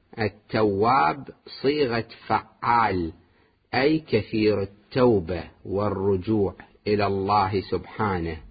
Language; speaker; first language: Arabic; native; Arabic